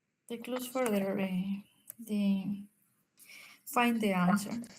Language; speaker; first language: English; non-native, learner; Spanish